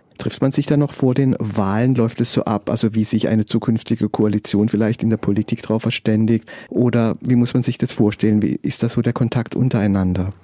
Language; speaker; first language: German; native; German